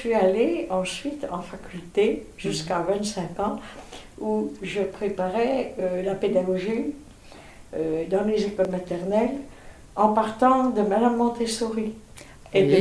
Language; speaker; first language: French; native; French